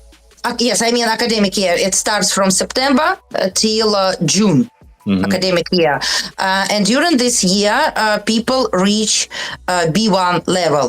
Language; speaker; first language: English; non-native, learner; Russian